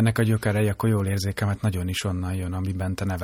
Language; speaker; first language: Hungarian; native; Hungarian